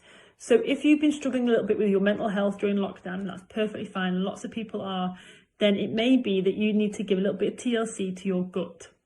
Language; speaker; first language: English; native; English